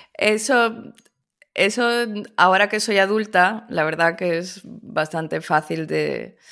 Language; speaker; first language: Spanish; early bilingual, other home language; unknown